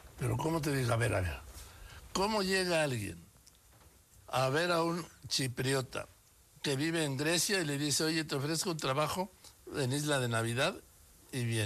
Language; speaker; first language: Spanish; native; Spanish